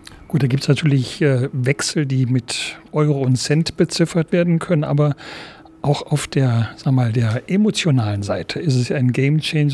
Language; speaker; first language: German; native; German